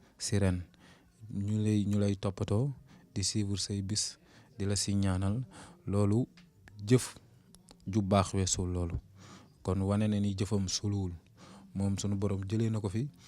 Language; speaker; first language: Wolof; native; Wolof